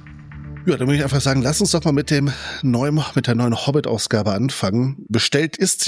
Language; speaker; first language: German; native; German